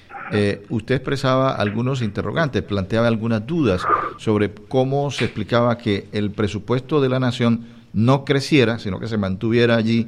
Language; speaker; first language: Spanish; native; Spanish